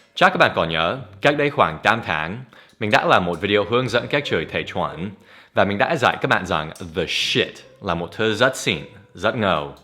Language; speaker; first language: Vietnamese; non-native, fluent; English